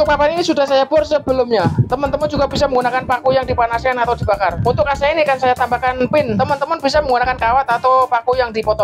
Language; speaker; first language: Indonesian; native; Indonesian